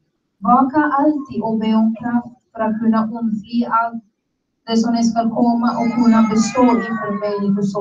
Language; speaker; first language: Swedish; non-native, learner; Spanish